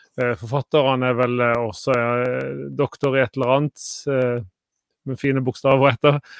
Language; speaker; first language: Norwegian; native; Norwegian